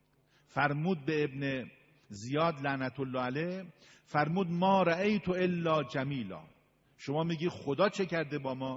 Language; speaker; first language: Persian; native; Persian